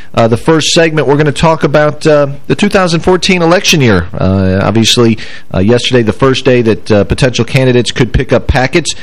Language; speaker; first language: English; native; English